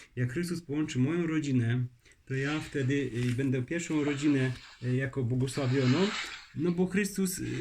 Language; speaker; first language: Polish; native; Polish